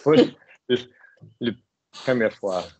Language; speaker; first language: French; non-native, learner; English